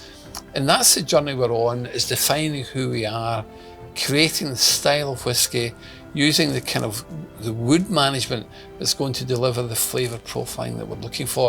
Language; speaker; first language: English; native; English